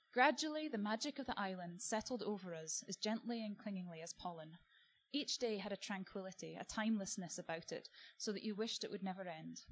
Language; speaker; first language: English; native; English